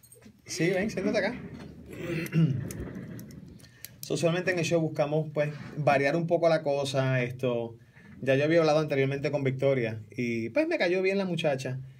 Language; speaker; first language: Spanish; native; Spanish